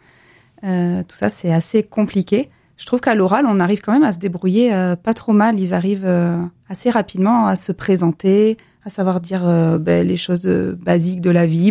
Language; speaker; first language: French; native; French